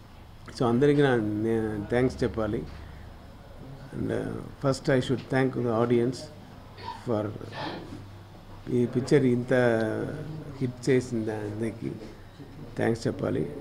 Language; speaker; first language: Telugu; non-native, learner; Tamil